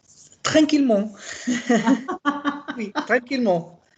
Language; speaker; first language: French; non-native, learner; Portuguese